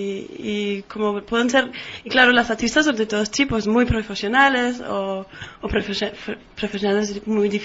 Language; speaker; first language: Spanish; non-native, fluent; Danish